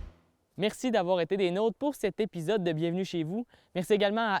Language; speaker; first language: French; native; French